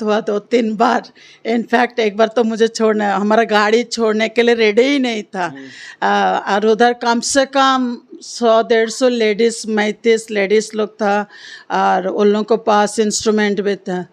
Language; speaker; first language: Hindi; non-native, local second language; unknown